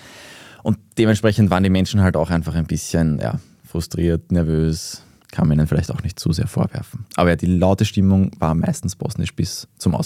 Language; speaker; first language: German; native; German